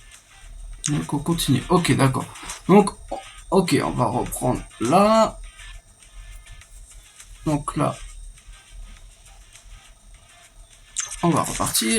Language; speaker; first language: French; native; French